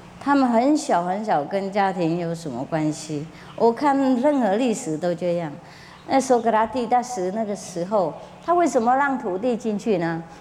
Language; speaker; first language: Chinese; non-native, fluent; Vietnamese